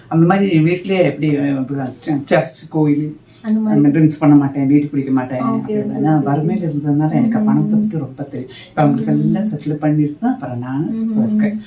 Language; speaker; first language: Tamil; non-native, local second language; Malayalam